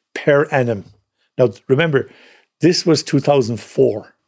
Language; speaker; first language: English; native; English